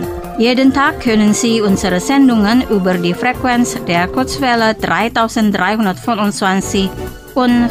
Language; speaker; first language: German; non-native, fluent; Indonesian